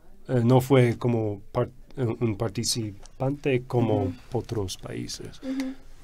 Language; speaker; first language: Spanish; non-native, fluent; English